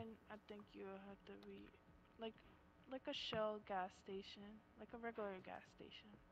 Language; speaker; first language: English; early bilingual, other home language; Spanish